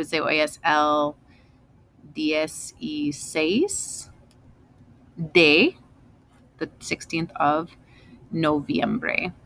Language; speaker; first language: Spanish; non-native, fluent; English